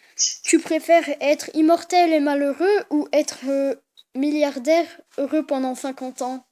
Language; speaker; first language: French; native; French